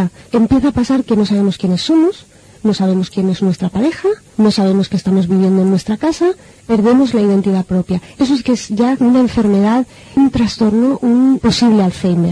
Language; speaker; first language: Spanish; native; Spanish